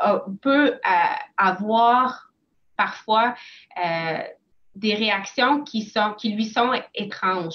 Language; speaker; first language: French; native; French